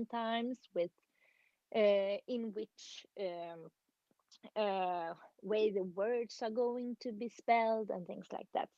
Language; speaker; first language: English; non-native, fluent; Swedish